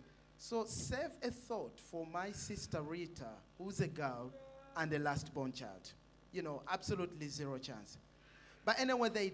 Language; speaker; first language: English; non-native, local second language; Ganda